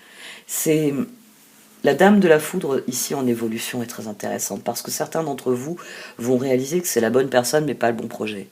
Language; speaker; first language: French; native; French